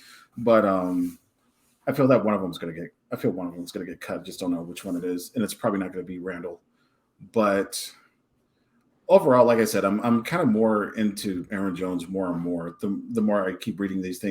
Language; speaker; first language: English; native; English